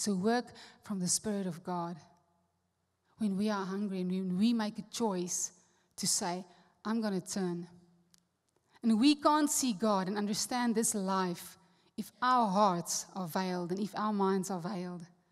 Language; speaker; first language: English; non-native, local second language; Afrikaans